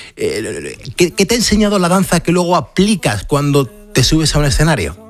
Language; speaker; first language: Spanish; native; Spanish